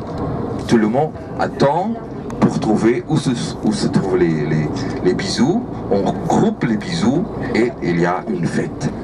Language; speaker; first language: French; non-native, fluent; Portuguese